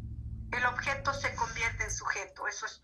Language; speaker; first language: Spanish; native; Spanish